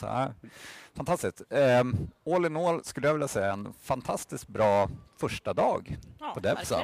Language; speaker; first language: Swedish; native; Swedish